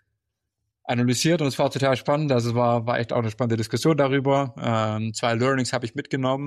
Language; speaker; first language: German; native; German